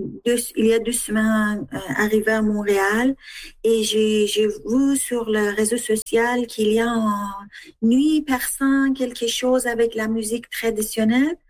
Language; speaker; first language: French; non-native, learner; Persian